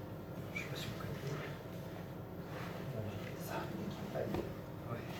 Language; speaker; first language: French; native; French